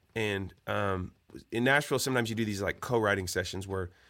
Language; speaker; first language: English; native; English